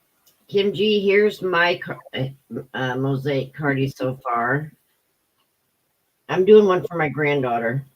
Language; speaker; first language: English; native; English